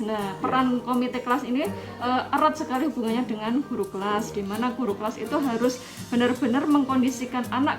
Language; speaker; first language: Indonesian; native; Indonesian